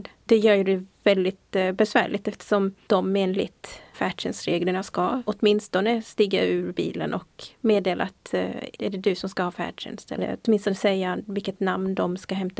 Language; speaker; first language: Swedish; native; Swedish